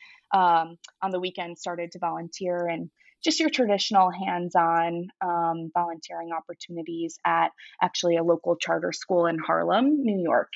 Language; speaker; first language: English; native; English